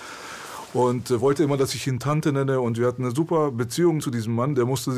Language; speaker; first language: German; early bilingual, other home language; Persian